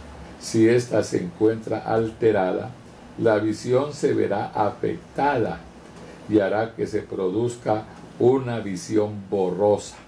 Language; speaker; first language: Spanish; native; Spanish